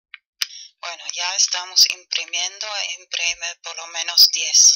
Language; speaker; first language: Spanish; non-native, fluent; German